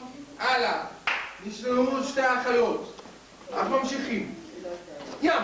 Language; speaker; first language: Hebrew; native; Hebrew